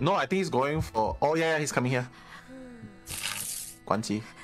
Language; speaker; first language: English; non-native, local second language; Chinese